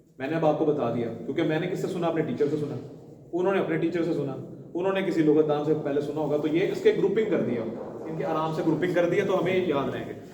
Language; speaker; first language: Urdu; non-native, local second language; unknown